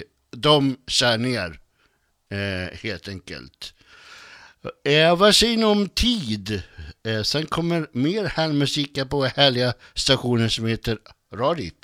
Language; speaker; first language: Swedish; native; Swedish